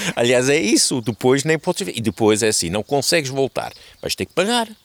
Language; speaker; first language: Portuguese; non-native, fluent; German